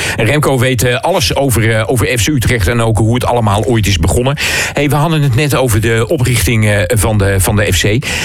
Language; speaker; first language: Dutch; native; Dutch